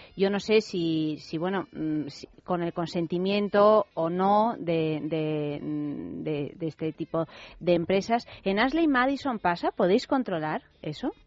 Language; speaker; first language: Spanish; native; Spanish